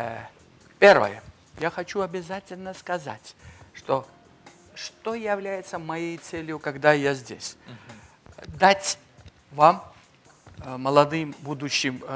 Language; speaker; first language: Russian; non-native, fluent; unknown